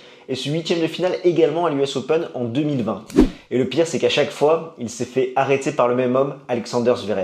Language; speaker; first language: French; native; French